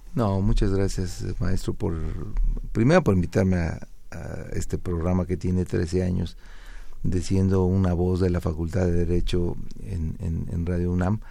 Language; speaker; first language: Spanish; native; Spanish